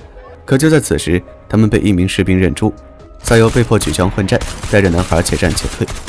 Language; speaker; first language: Chinese; native; Chinese